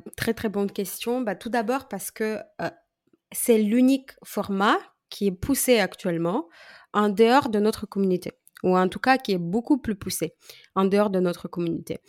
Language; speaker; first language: French; non-native, fluent; Romanian